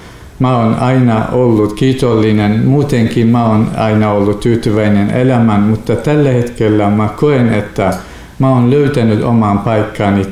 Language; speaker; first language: Finnish; non-native, fluent; Kurdish